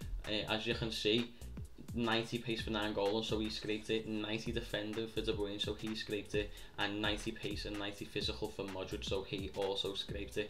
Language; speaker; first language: English; native; English